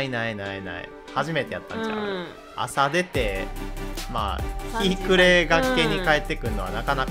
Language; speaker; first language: Japanese; native; Japanese